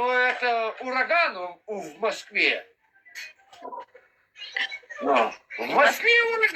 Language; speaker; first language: Russian; non-native, learner; Lithuanian